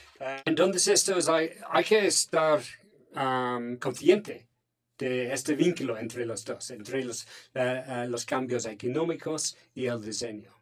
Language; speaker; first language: Spanish; non-native, fluent; English